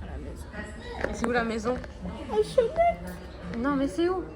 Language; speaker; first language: French; native; French